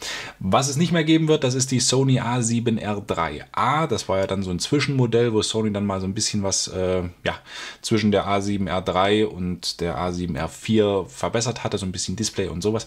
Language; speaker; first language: German; native; German